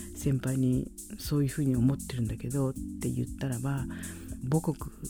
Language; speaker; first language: Japanese; native; Japanese